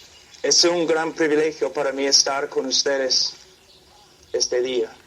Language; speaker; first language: Spanish; non-native, fluent; English